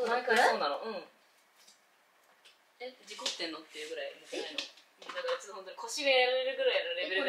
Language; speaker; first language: Japanese; native; Japanese